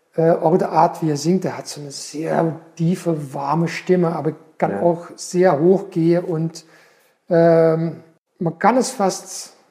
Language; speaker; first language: German; non-native, fluent; Dutch